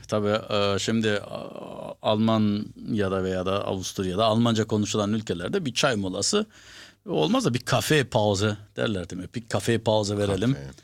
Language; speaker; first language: Turkish; early bilingual, heritage; Turkish